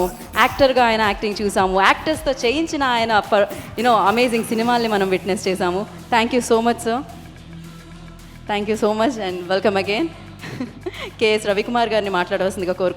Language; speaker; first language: Telugu; native; Telugu